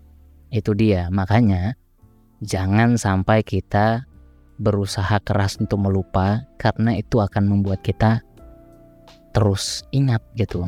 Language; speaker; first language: Indonesian; native; Indonesian